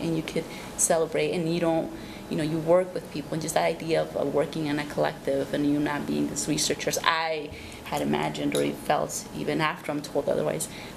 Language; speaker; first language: English; early bilingual, other home language; Spanish